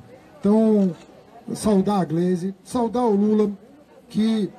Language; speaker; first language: Portuguese; native; Portuguese